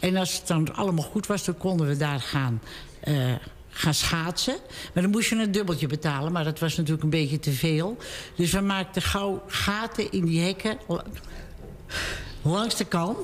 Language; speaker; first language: Dutch; native; Dutch